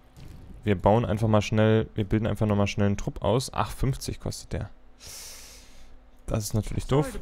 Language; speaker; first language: German; native; German